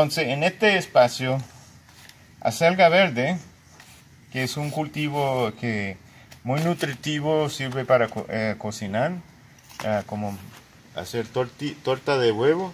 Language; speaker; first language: Spanish; non-native, fluent; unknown